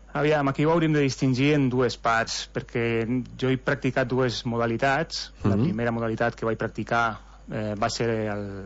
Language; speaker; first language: Catalan; native; Catalan